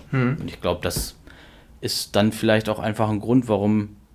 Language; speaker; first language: German; native; German